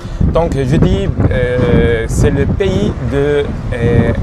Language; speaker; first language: French; non-native, fluent; Spanish